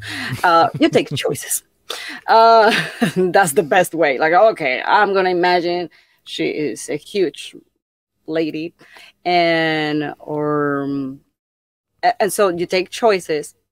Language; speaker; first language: English; non-native, fluent; Spanish